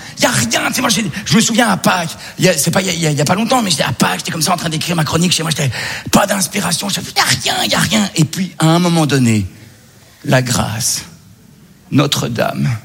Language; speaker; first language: French; native; French